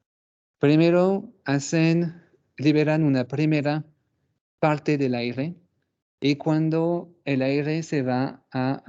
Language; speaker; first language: Spanish; non-native, fluent; French